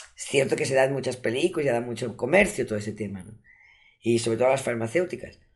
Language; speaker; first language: Spanish; non-native, local second language; Catalan